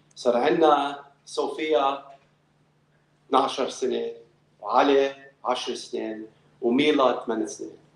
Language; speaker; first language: Arabic; early bilingual, other home language; English